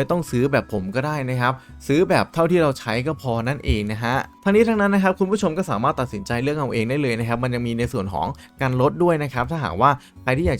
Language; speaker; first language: Thai; native; Thai